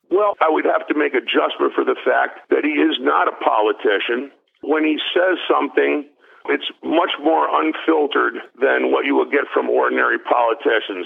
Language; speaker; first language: English; early bilingual, other home language; German